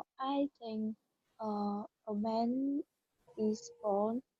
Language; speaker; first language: English; non-native, learner; Vietnamese